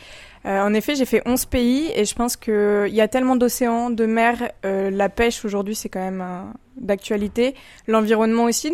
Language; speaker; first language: French; native; French